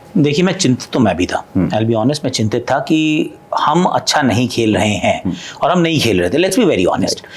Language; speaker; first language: Hindi; native; Hindi